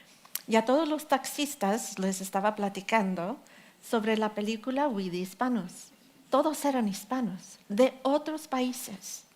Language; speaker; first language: Spanish; early bilingual, heritage; Spanish